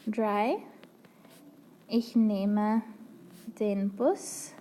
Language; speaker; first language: German; non-native, fluent; English